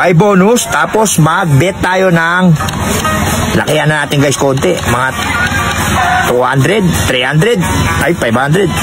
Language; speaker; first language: Filipino; native; Filipino